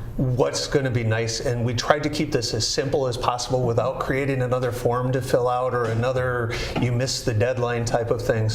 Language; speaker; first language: English; native; English